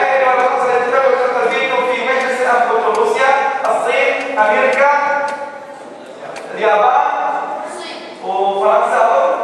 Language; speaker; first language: Arabic; native; Arabic